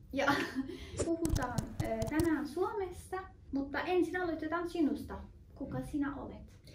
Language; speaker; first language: Finnish; non-native, fluent; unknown